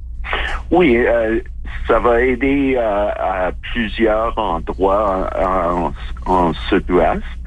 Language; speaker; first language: French; non-native, local second language; English